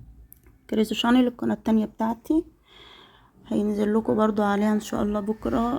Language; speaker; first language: Arabic; native; Arabic